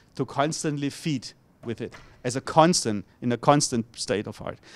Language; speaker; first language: English; non-native, fluent; German